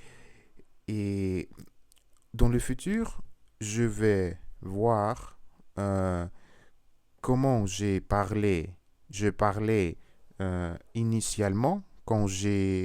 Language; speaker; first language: French; non-native, learner; Russian